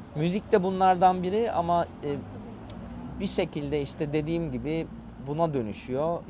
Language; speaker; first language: Turkish; native; Turkish